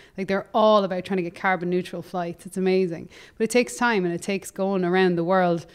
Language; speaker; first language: English; native; English